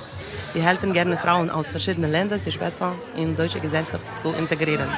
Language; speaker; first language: German; non-native, learner; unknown